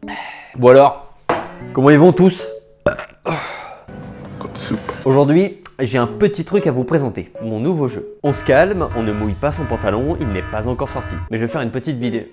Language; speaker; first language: French; native; French